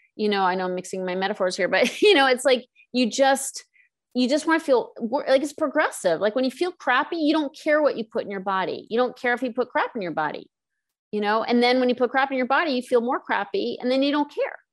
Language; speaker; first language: English; native; English